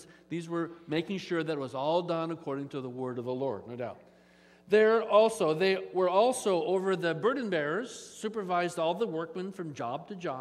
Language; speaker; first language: English; native; English